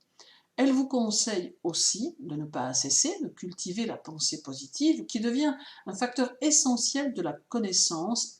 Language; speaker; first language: French; native; French